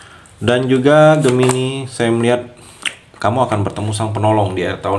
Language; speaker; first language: Indonesian; native; Indonesian